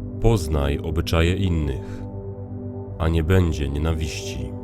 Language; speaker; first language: Polish; native; Polish